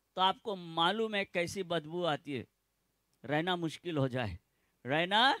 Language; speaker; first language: Hindi; non-native, local second language; Gujarati